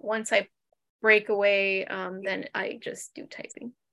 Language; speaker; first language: English; native; English